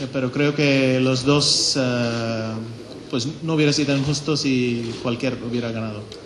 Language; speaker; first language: Spanish; non-native, fluent; Tamil